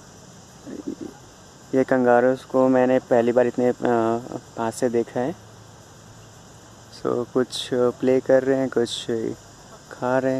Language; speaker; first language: Hindi; native; Hindi